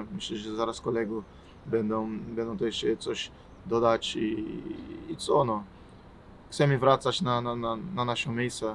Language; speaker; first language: Polish; non-native, learner; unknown